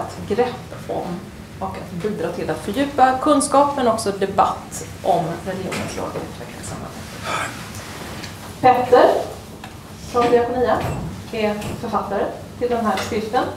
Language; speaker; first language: Swedish; native; Swedish